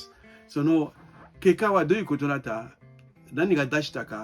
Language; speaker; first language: Japanese; non-native, fluent; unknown